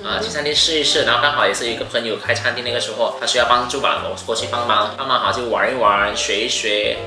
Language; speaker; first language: Chinese; non-native, fluent; Hakka Chinese